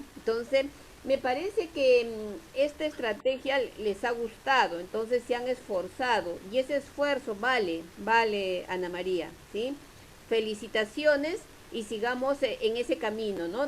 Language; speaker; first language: Spanish; native; Spanish